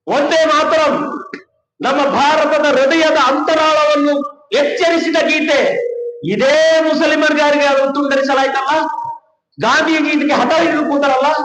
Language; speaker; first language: Kannada; non-native, local second language; Kodava